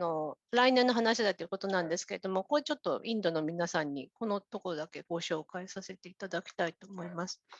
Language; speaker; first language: Japanese; native; Japanese